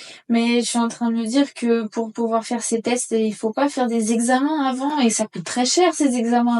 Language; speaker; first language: French; native; French